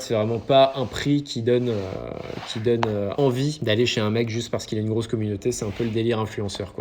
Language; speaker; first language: French; native; French